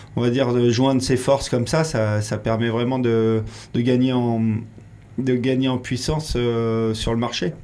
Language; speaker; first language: French; native; French